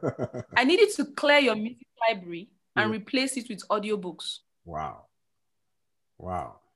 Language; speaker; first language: English; non-native, local second language; Igbo